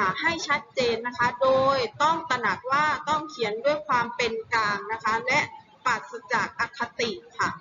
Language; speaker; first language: Thai; native; Thai